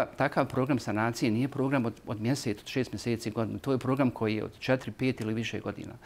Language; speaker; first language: Croatian; native; Croatian